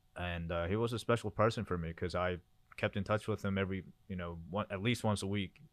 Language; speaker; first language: English; early bilingual, other home language; Korean